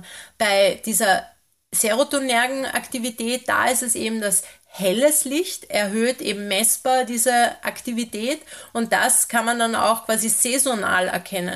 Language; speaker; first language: German; native; German